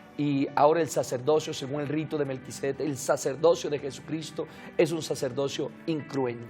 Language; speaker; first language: Spanish; native; Spanish